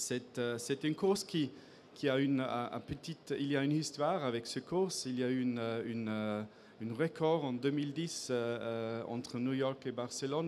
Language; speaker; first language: French; non-native, fluent; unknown